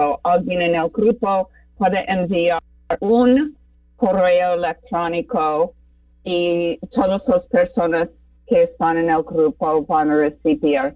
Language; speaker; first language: Spanish; non-native, fluent; English